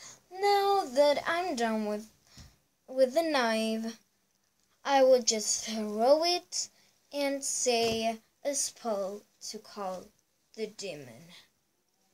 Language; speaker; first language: English; non-native, learner; Spanish